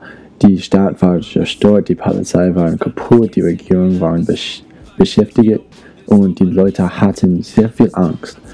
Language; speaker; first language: German; non-native, learner; English